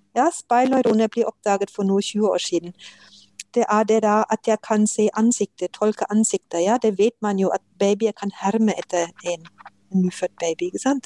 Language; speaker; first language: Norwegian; non-native, fluent; German